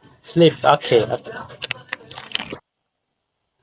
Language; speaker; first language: English; non-native, fluent; Bangla